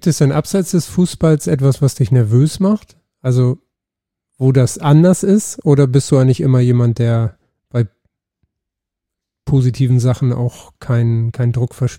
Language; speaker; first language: German; native; German